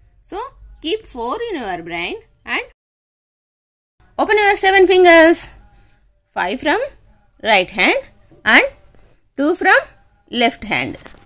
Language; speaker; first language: English; non-native, local second language; Telugu